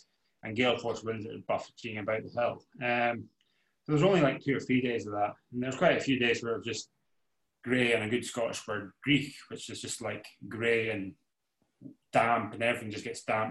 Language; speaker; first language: English; native; English